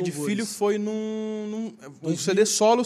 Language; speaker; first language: Portuguese; native; Portuguese